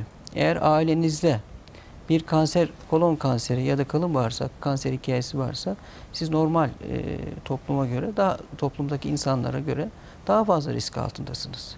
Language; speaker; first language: Turkish; native; Turkish